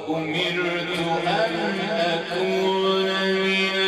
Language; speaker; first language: Arabic; native; Arabic